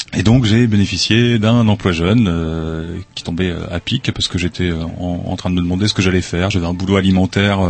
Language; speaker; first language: French; native; French